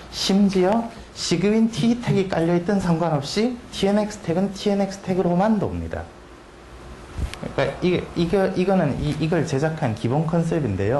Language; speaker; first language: Korean; native; Korean